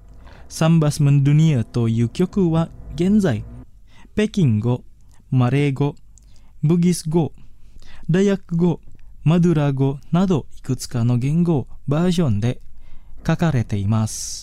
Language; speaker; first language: Japanese; non-native, fluent; Indonesian